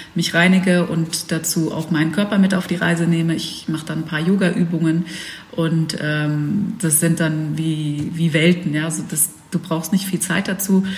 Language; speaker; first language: German; early bilingual, other home language; Dutch